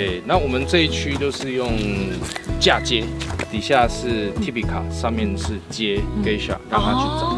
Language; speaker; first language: Chinese; native; Chinese